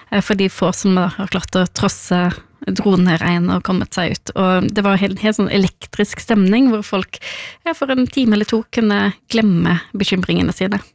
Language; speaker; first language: Norwegian; native; Norwegian